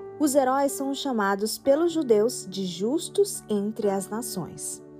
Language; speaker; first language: Portuguese; native; Portuguese